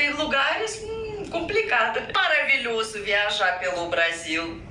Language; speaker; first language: Portuguese; non-native, fluent; Russian